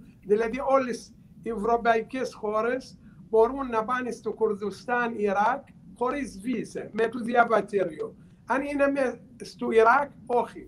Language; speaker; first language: Greek; non-native, learner; Arabic